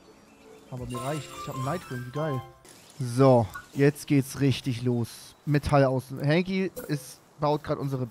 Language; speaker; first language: German; native; German